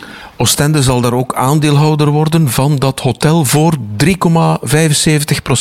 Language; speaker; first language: Dutch; native; Dutch